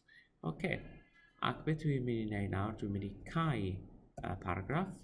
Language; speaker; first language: Welsh; non-native, local second language; English